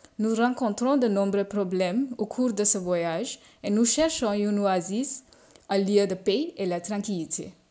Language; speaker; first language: French; non-native, fluent; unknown